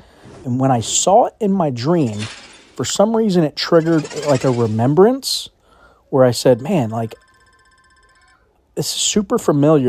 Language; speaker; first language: English; native; English